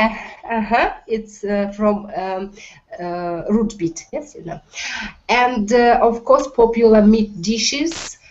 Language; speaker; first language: English; non-native, learner; Russian